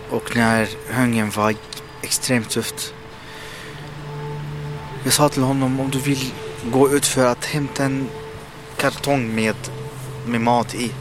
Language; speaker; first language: Swedish; non-native, fluent; Arabic